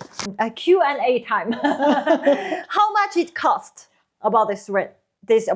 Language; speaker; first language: English; non-native, learner; Chinese